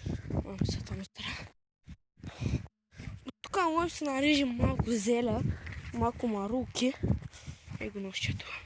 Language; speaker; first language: Bulgarian; native; Bulgarian